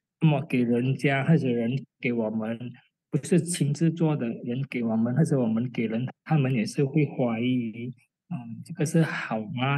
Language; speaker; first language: Chinese; early bilingual, heritage; Chinese